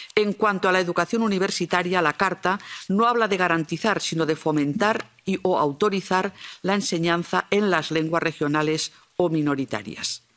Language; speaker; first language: Spanish; non-native, local second language; Catalan